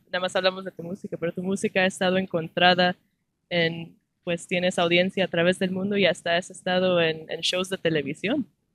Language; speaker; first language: Spanish; native; Spanish